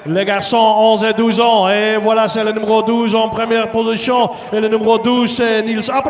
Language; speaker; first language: French; non-native, local second language; Dutch